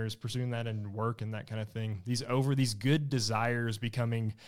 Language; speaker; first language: English; native; English